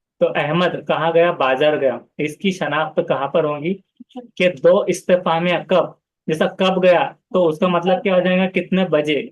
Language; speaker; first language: Hindi; non-native, local second language; Urdu